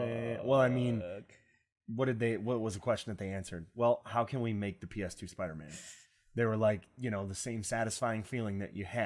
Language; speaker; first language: English; native; English